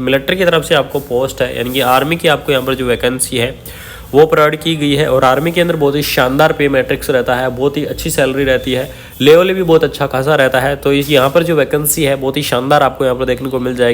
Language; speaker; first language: Hindi; native; Hindi